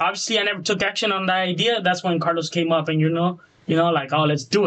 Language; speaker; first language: English; early bilingual, other home language; Spanish